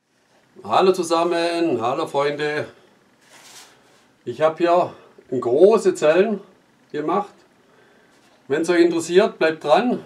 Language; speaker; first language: German; native; German